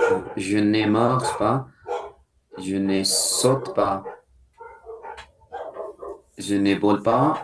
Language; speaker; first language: French; non-native, learner; Spanish